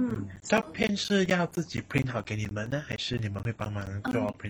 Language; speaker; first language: Chinese; native; Chinese